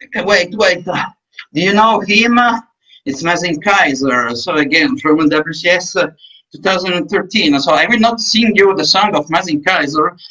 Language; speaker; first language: English; non-native, fluent; Italian